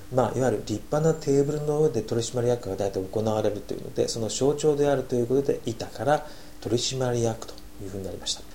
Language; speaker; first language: Japanese; native; Japanese